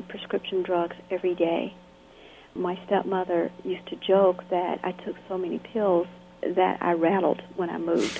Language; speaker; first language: English; native; English